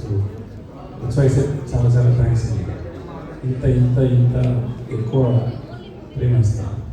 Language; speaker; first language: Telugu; non-native, learner; Tamil